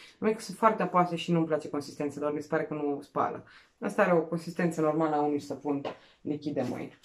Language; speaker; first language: Romanian; non-native, local second language; Serbian